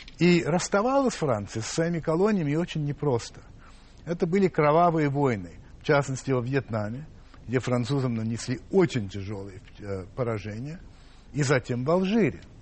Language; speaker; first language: Russian; non-native, fluent; English